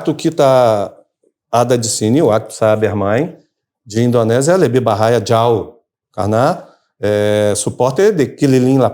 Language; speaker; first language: Indonesian; non-native, fluent; Portuguese